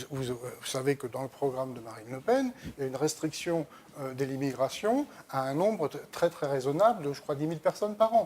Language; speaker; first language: French; native; French